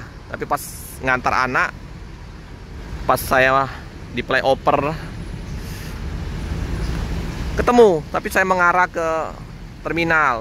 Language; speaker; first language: Indonesian; native; Indonesian